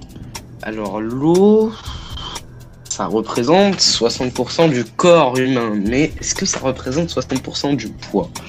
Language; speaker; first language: French; native; French